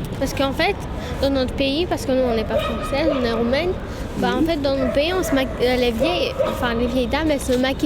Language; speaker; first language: French; early bilingual, other home language; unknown